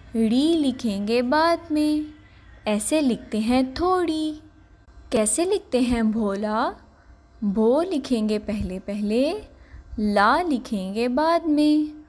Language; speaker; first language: Urdu; non-native, local second language; Punjabi